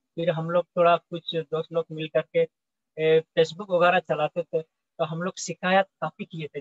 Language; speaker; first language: Hindi; native; Hindi